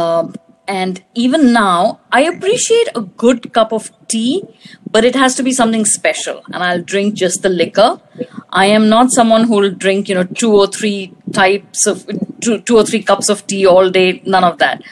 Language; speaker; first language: English; non-native, local second language; Hindi